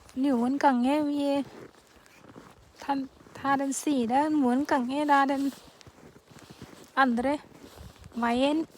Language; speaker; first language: Norwegian; non-native, learner; Thai